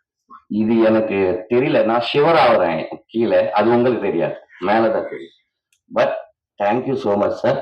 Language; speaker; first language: Tamil; non-native, learner; Telugu